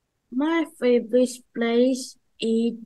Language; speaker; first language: English; non-native, learner; Vietnamese